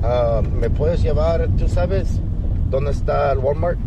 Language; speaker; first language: Spanish; non-native, learner; English